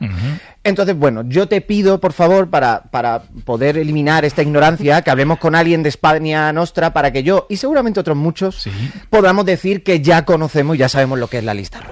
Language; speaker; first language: Spanish; native; Spanish